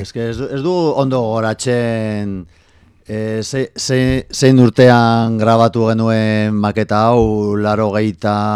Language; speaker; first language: Basque; non-native, local second language; Spanish